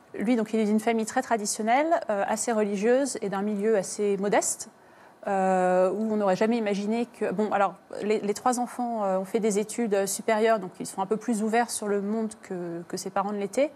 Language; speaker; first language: French; native; French